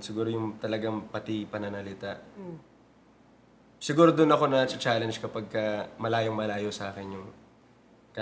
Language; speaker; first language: Filipino; native; Filipino